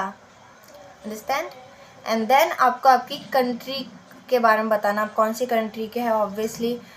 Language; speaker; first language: Hindi; native; Hindi